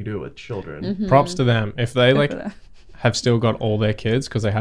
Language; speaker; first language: English; native; English